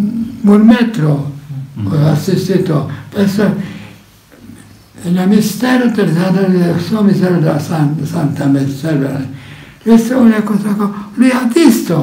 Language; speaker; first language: Italian; non-native, learner; Polish